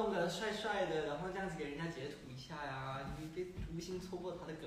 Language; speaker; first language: Chinese; non-native, fluent; Thai